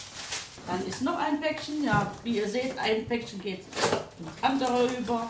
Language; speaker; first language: German; native; German